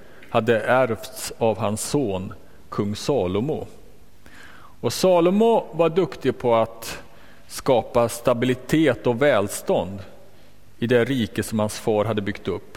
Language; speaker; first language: Swedish; native; Swedish